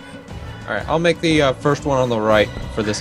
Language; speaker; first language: English; native; English